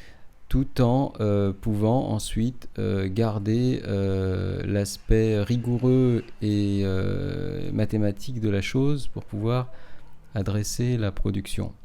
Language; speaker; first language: French; native; French